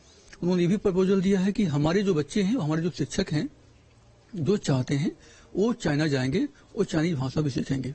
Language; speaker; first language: Hindi; native; Hindi